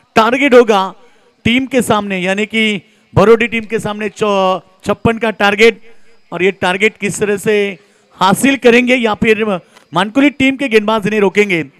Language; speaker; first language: Hindi; non-native, local second language; Marathi